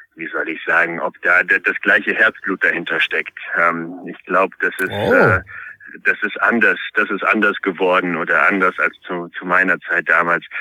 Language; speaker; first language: German; non-native, fluent; Polish